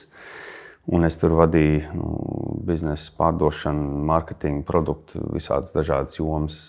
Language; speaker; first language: Latvian; early bilingual, heritage; Latvian